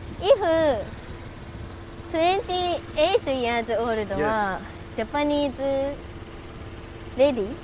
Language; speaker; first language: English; non-native, learner; Japanese